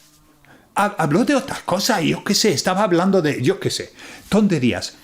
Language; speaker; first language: Spanish; non-native, fluent; English